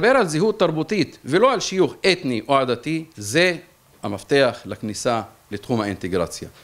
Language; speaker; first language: Hebrew; native; Hebrew